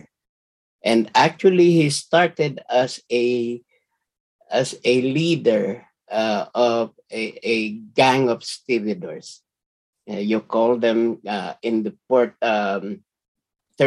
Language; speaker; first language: English; non-native, local second language; Filipino